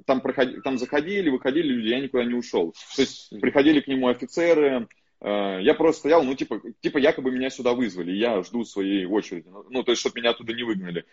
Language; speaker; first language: Russian; native; Russian